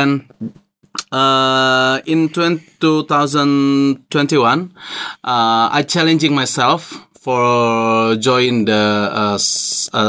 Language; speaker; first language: English; non-native, learner; Indonesian